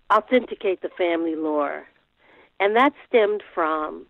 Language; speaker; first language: English; native; English